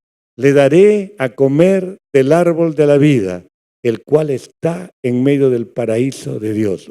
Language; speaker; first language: Spanish; native; Spanish